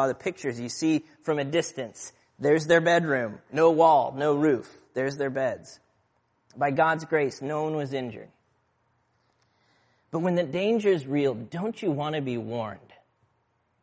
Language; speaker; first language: English; native; English